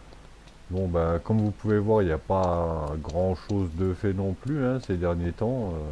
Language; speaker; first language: French; native; French